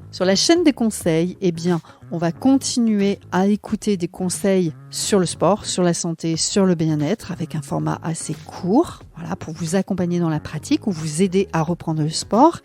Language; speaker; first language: French; native; French